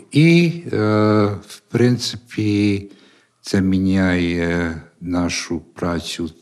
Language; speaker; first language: Ukrainian; early bilingual, heritage; Ukrainian